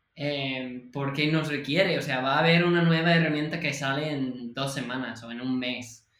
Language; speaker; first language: Spanish; non-native, fluent; English